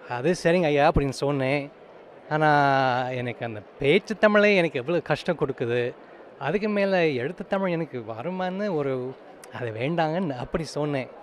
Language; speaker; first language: Tamil; non-native, fluent; English